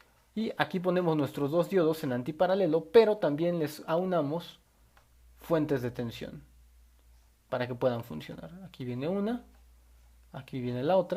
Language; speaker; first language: Spanish; native; Spanish